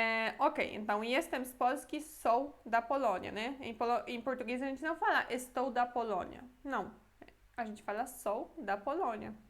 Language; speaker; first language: Portuguese; non-native, fluent; Polish